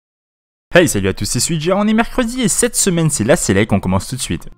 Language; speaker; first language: French; native; French